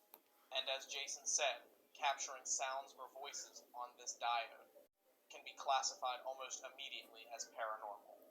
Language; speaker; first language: English; native; English